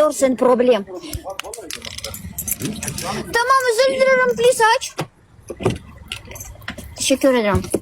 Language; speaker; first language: Turkish; non-native, learner; Russian